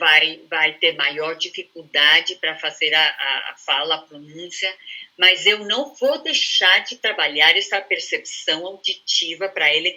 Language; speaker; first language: Portuguese; non-native, fluent; Spanish